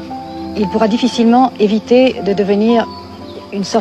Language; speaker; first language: French; native; French